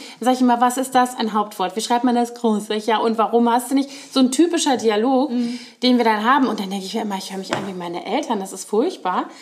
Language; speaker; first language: German; native; German